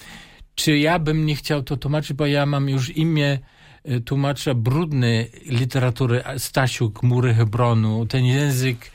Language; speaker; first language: Polish; non-native, fluent; German